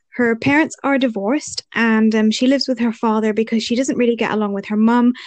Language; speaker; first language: English; early bilingual, other home language; Arabic